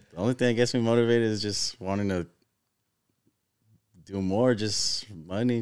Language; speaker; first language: English; early bilingual, other home language; Spanish